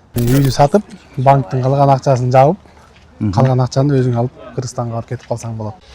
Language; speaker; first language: Kyrgyz; native; Kyrgyz